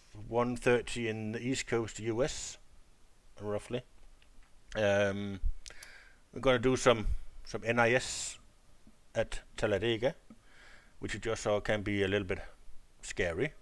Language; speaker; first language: English; non-native, fluent; Danish